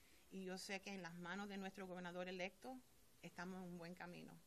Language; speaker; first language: Spanish; early bilingual, heritage; Spanish